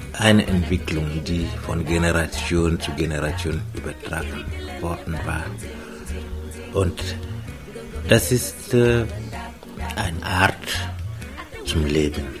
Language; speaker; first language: German; non-native, fluent; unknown